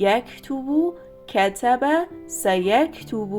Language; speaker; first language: Arabic; non-native, fluent; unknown